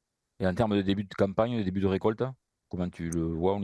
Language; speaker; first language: French; native; French